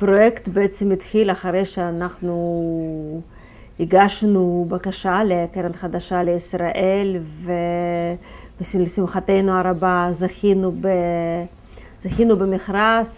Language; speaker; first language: Hebrew; non-native, fluent; Russian